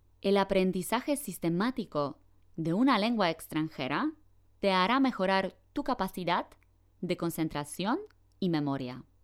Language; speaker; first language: Spanish; non-native, fluent; Polish